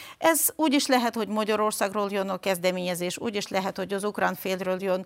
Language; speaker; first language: Hungarian; non-native, fluent; Ukrainian